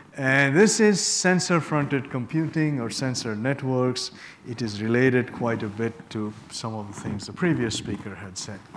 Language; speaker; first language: English; non-native, local second language; Bangla